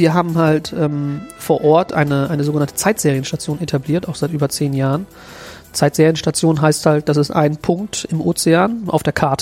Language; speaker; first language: German; native; German